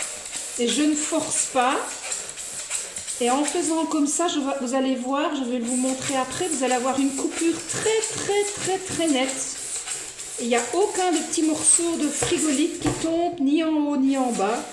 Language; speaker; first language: French; native; French